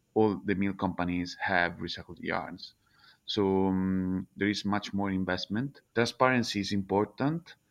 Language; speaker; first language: English; non-native, fluent; Italian